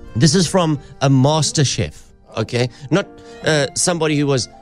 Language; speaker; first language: English; native; English